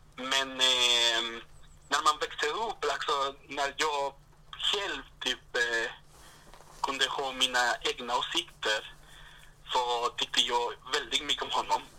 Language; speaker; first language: Swedish; non-native, fluent; Spanish